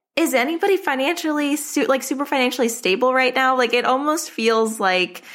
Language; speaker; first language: English; native; English